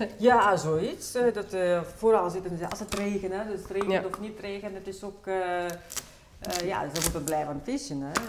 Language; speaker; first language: Dutch; non-native, fluent; Russian